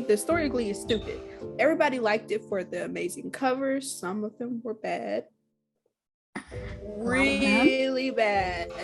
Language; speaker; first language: English; native; English